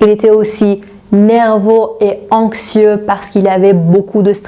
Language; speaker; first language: French; non-native, fluent; Persian